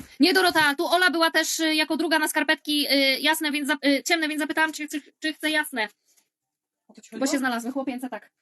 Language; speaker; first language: Polish; native; Polish